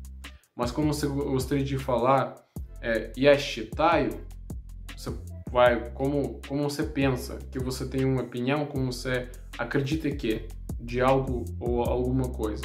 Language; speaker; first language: Portuguese; non-native, learner; Russian